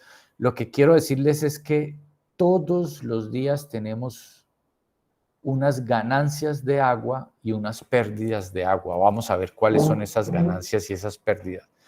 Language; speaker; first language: Spanish; native; Spanish